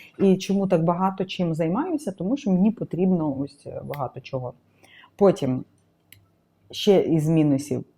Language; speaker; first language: Ukrainian; native; Ukrainian